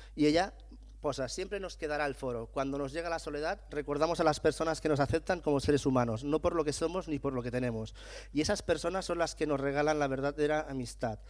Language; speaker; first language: Spanish; native; Spanish